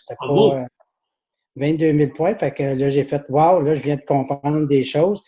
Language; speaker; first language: French; native; French